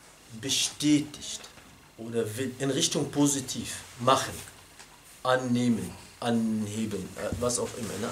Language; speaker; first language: German; non-native, fluent; Arabic